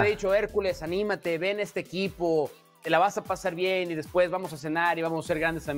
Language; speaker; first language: Spanish; native; Spanish